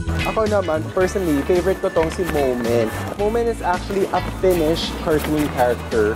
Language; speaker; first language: English; non-native, local second language; Filipino